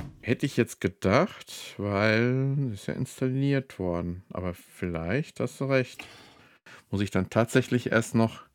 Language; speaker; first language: German; native; German